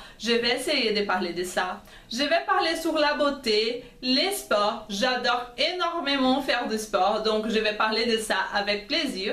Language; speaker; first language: French; non-native, fluent; Portuguese